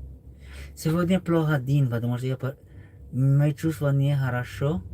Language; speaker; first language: Russian; non-native, learner; English